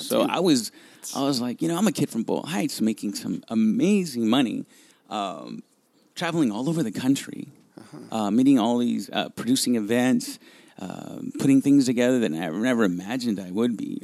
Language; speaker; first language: English; early bilingual, other home language; Spanish